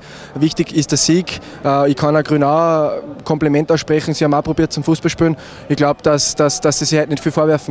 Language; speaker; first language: German; native; German